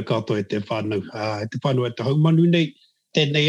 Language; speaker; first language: English; native; English